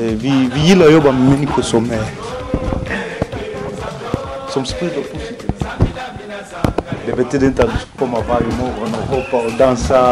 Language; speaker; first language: Swedish; non-native, fluent; Lingala